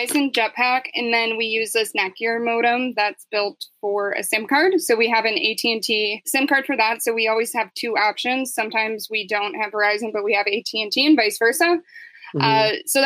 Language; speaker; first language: English; native; English